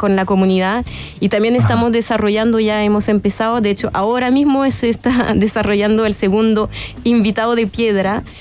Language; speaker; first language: Spanish; non-native, fluent; French